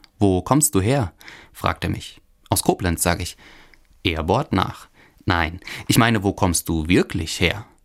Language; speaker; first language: German; native; German